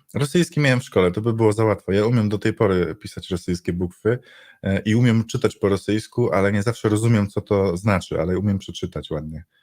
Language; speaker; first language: Polish; native; Polish